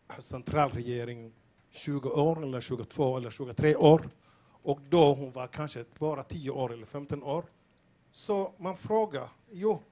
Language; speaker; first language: Swedish; non-native, learner; Somali